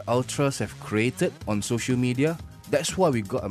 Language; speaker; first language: English; non-native, local second language; Malay